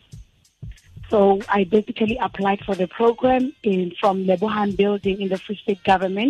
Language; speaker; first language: English; non-native, local second language; Zulu